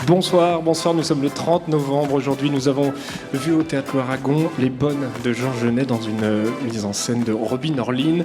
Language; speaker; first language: French; native; French